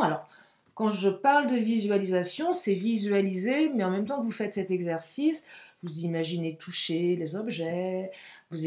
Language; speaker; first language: French; native; French